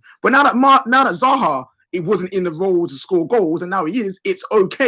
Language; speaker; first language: English; native; English